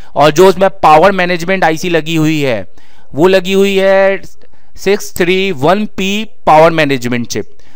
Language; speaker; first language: Hindi; native; Hindi